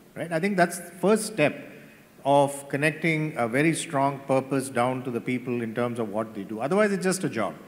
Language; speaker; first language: English; non-native, local second language; Tamil